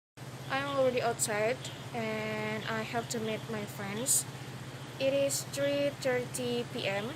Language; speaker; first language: English; non-native, learner; Indonesian